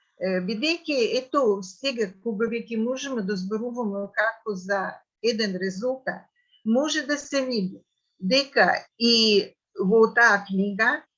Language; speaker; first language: Macedonian; non-native, fluent; Russian